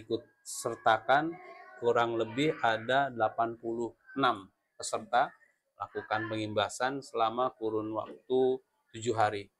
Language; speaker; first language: Indonesian; native; Indonesian